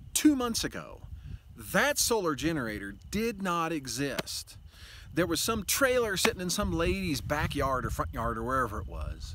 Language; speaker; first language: English; native; English